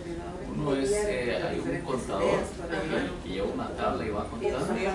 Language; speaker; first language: Spanish; native; Spanish